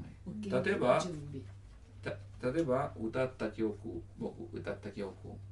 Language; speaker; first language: Japanese; non-native, learner; Italian